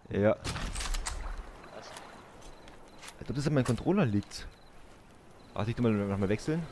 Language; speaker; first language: German; native; German